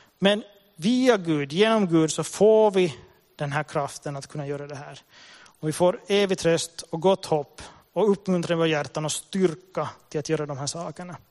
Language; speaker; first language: Swedish; native; Swedish